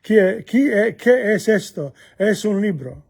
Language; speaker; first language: Spanish; non-native, learner; Italian